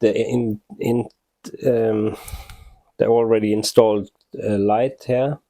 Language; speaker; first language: English; non-native, fluent; Norwegian